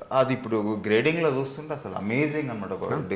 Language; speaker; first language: Telugu; native; Telugu